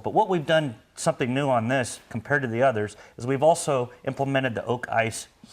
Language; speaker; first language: English; native; English